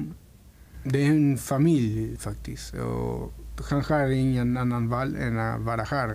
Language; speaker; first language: Swedish; non-native, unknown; Spanish